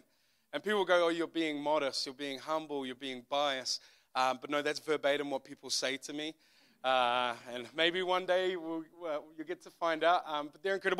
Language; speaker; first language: English; native; English